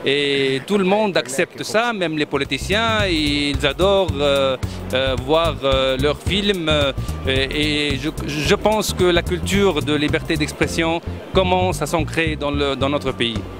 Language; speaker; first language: French; non-native, local second language; Arabic